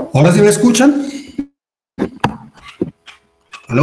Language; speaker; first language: Spanish; native; Spanish